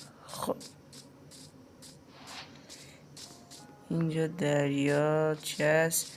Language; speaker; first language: Persian; native; Persian